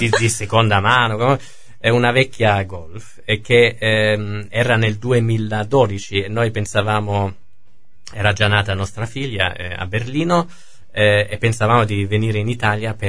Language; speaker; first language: Italian; non-native, fluent; German